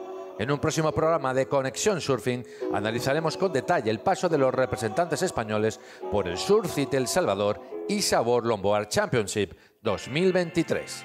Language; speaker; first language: Spanish; native; Spanish